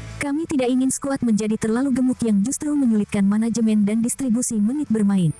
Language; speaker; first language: Indonesian; native; Indonesian